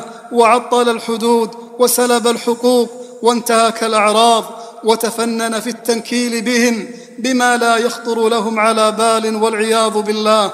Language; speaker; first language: Arabic; native; Arabic